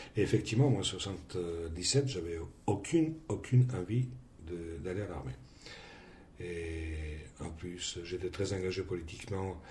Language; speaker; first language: French; non-native, fluent; Greek